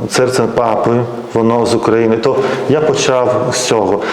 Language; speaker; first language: Ukrainian; non-native, fluent; Lithuanian